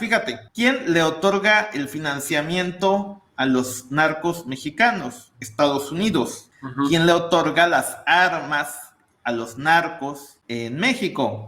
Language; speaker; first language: Spanish; native; Spanish